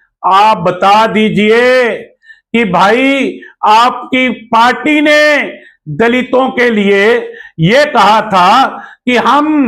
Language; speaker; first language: Hindi; non-native, local second language; Punjabi